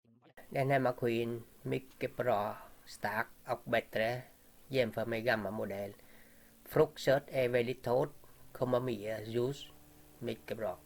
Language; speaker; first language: Swedish; non-native, learner; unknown